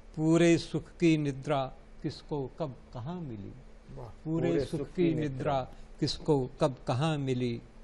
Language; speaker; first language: Hindi; native; Hindi